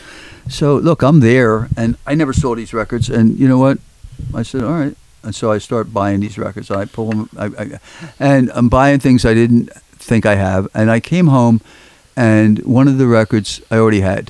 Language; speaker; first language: English; native; English